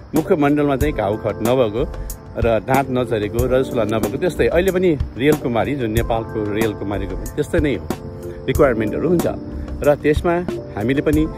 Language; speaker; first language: Nepali; non-native, local second language; Newari